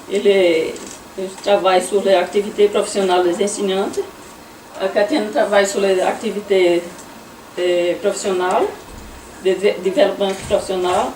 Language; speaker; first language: French; non-native, learner; Portuguese